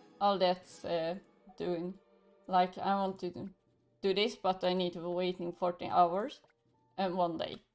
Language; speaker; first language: English; non-native, learner; Swedish